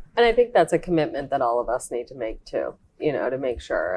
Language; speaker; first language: English; non-native, local second language; Malayalam